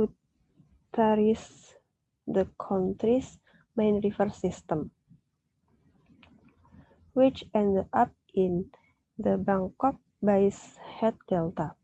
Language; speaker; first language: English; non-native, learner; Indonesian